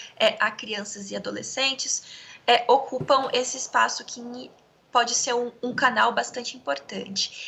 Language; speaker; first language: Portuguese; native; Portuguese